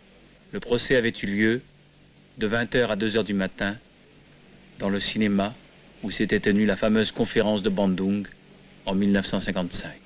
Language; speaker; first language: French; native; French